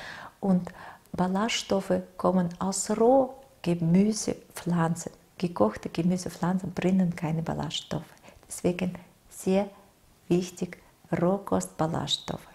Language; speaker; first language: German; non-native, fluent; Russian